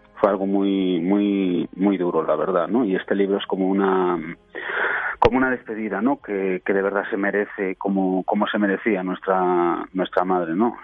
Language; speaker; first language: Spanish; native; Spanish